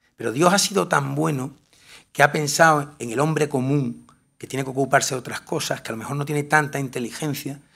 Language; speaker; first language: Spanish; native; Spanish